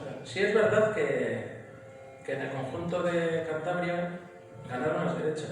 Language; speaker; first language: Spanish; native; Spanish